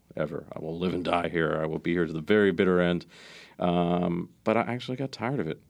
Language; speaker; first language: English; native; English